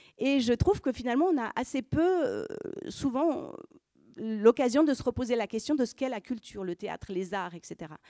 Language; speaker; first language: French; native; French